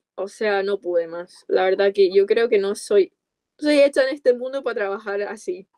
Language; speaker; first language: Spanish; non-native, fluent; English